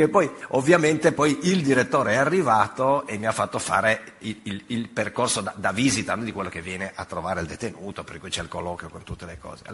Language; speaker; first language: Italian; native; Italian